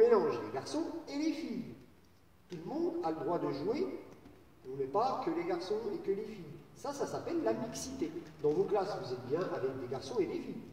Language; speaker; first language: French; native; French